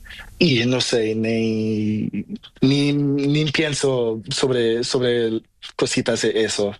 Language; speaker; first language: Spanish; non-native, learner; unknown